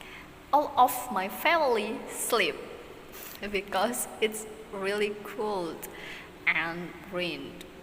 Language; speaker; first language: English; non-native, learner; Indonesian